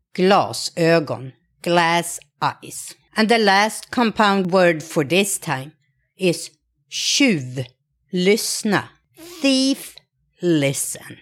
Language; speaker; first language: English; non-native, fluent; Swedish